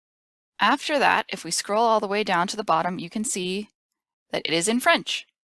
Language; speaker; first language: English; native; English